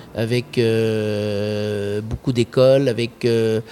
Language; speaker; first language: French; non-native, local second language; Arabic